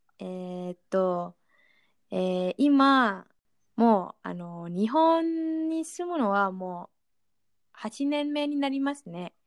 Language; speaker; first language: Japanese; non-native, fluent; Malay